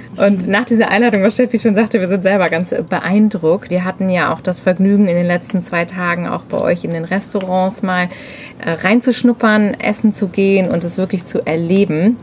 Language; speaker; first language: German; native; German